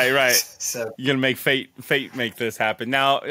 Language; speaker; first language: English; native; English